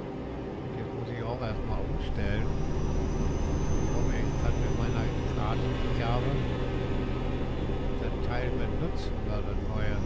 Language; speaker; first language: German; native; German